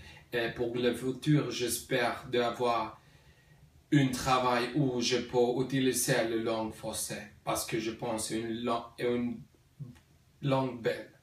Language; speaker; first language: French; non-native, learner; Slovenian